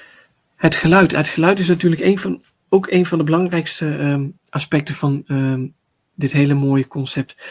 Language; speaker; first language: Dutch; native; Dutch